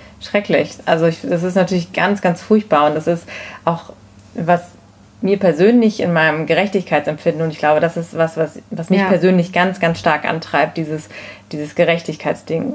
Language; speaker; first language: German; native; German